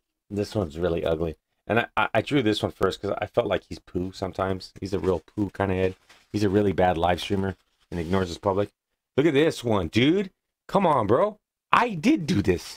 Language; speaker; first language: English; early bilingual, other home language; Spanish